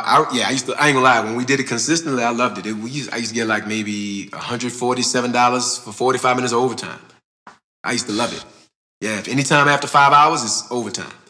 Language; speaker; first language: English; native; English